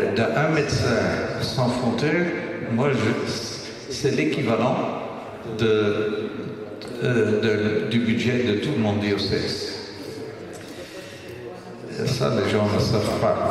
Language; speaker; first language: French; non-native, local second language; Dutch